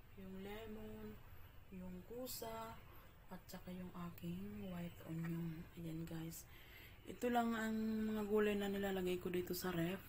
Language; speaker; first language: Filipino; non-native, local second language; Bikol